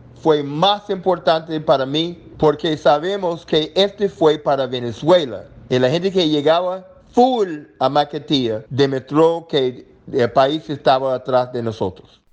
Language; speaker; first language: Spanish; non-native, learner; English